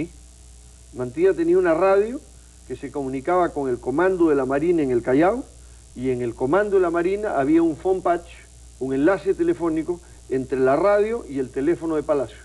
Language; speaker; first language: Spanish; native; Spanish